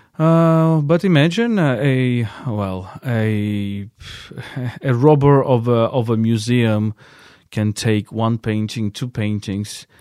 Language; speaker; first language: English; non-native, fluent; Ukrainian